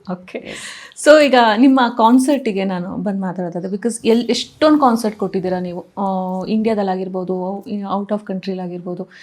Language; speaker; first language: Kannada; native; Kannada